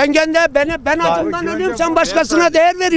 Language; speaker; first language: Turkish; native; Turkish